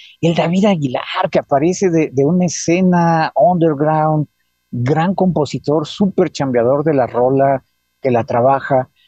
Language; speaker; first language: Spanish; native; Spanish